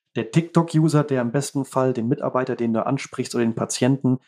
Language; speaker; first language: German; native; German